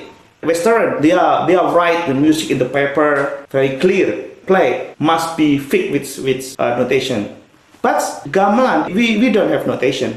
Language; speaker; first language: English; non-native, learner; Indonesian